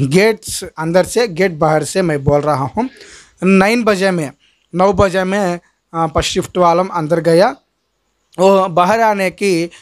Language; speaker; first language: Hindi; non-native, local second language; Telugu